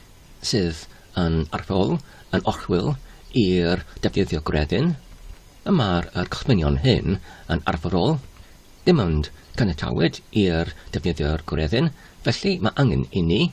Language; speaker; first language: Welsh; non-native, local second language; English